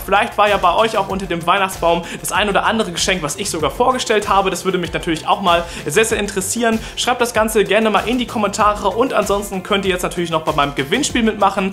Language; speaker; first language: German; native; German